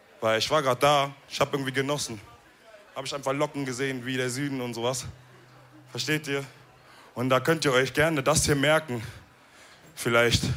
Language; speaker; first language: German; early bilingual, other home language; Wolof